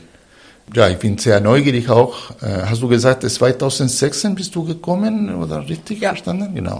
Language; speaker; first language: German; non-native, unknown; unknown